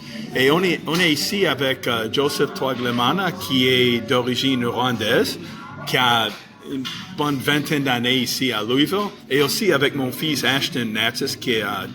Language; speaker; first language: French; non-native, fluent; English